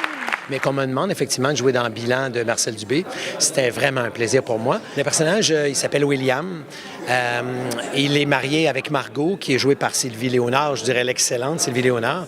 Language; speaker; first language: French; native; French